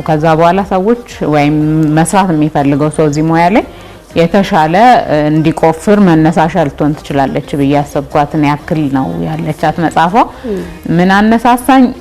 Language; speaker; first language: Amharic; non-native, local second language; Oromo